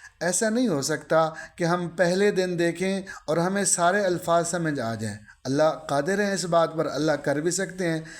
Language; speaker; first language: Urdu; native; Urdu